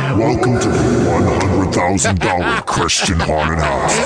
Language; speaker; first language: English; native; English